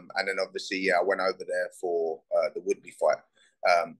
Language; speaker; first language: English; native; English